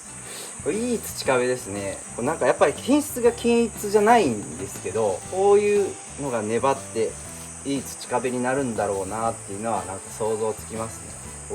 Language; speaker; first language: Japanese; native; Japanese